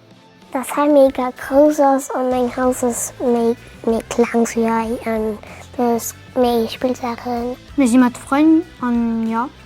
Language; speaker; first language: German; non-native, local second language; Luxembourgish